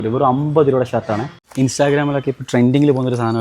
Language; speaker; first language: Malayalam; native; Malayalam